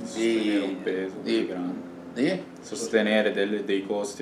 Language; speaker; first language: Italian; native; Italian